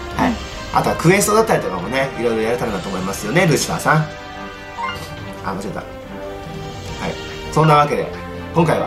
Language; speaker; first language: Japanese; native; Japanese